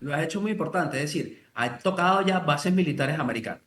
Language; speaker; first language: Spanish; native; Spanish